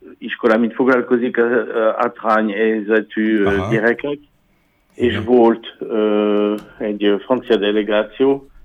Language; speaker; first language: Hungarian; non-native, learner; French